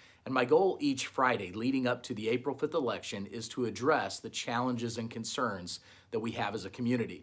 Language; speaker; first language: English; native; English